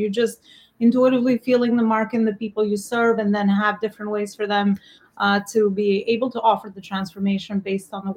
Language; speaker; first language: English; non-native, fluent; Albanian